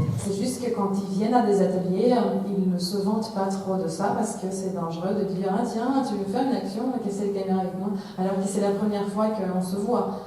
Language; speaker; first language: French; non-native, fluent; Russian